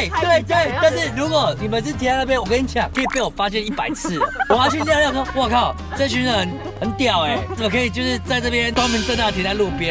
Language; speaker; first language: Chinese; native; Chinese